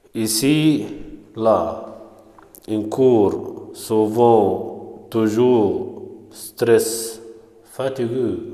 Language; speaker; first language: French; non-native, fluent; Arabic